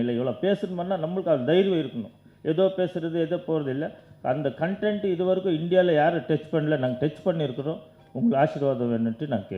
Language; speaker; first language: Tamil; non-native, learner; Kannada